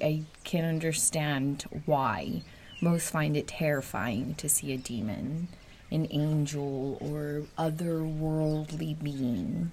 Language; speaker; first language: English; early bilingual, other home language; Spanish